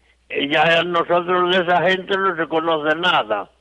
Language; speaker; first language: Spanish; non-native, local second language; Galician